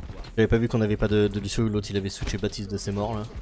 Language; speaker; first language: French; native; French